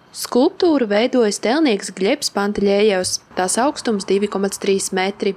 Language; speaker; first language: Latvian; native; Latvian